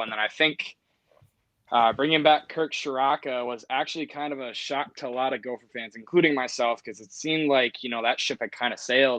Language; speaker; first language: English; native; English